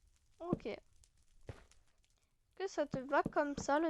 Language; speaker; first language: French; native; French